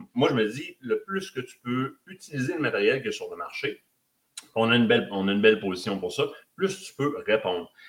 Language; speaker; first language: French; native; French